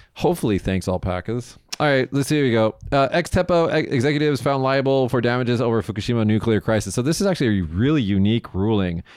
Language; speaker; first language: English; native; English